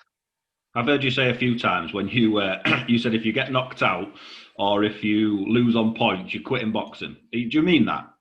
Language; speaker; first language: English; native; English